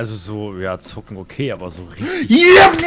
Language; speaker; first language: German; native; German